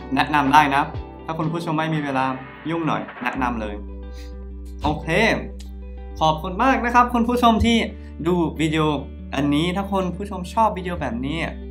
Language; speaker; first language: Thai; non-native, fluent; English